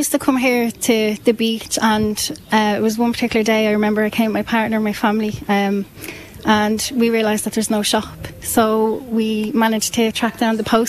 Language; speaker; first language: English; native; English